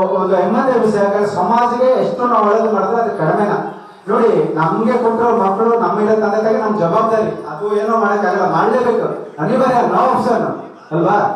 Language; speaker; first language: Kannada; non-native, local second language; Telugu